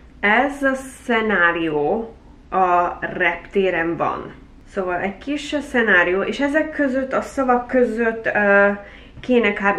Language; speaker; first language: Hungarian; early bilingual, heritage; Hungarian